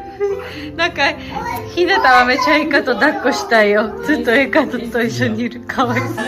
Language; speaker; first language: Japanese; non-native, learner; Georgian